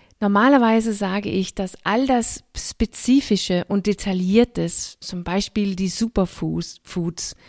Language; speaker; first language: German; non-native, fluent; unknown